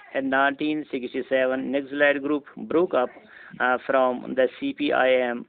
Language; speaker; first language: English; non-native, local second language; Urdu